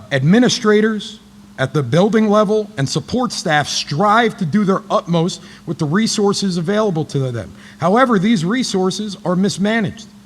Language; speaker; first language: English; native; English